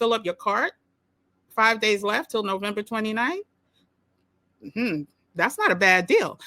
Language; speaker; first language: English; native; English